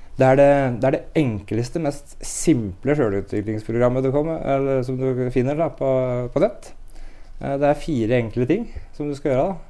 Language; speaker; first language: Norwegian; native; Norwegian